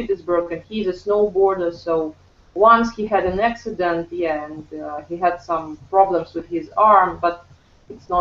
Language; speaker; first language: English; non-native, fluent; Russian